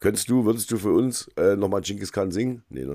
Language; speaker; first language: German; native; German